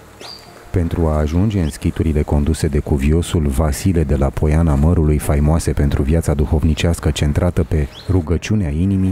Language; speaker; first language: Romanian; native; Romanian